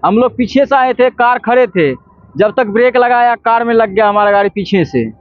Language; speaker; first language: Hindi; non-native, local second language; Punjabi